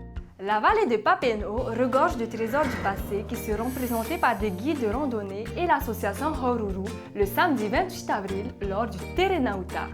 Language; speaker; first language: French; native; French